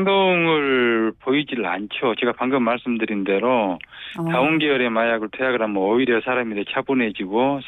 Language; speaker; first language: Korean; native; Korean